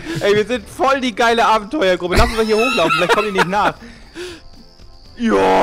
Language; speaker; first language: German; native; German